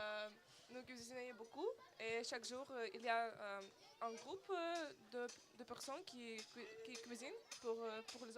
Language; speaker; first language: French; non-native, learner; Russian